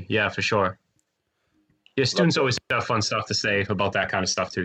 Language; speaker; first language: English; native; English